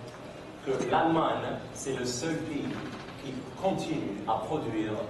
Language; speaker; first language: French; non-native, fluent; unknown